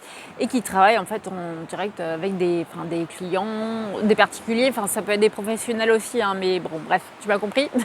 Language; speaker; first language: French; native; French